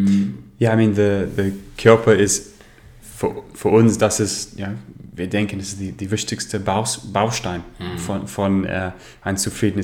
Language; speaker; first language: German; non-native, learner; English